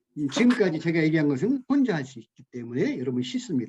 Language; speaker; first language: Korean; native; Korean